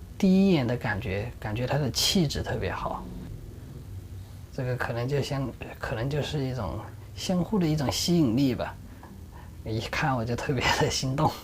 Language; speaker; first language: Chinese; native; Chinese